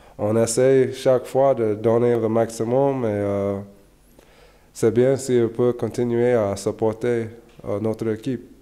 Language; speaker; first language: French; non-native, learner; English